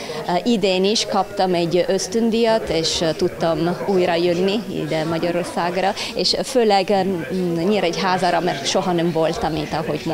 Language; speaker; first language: Hungarian; non-native, fluent; Italian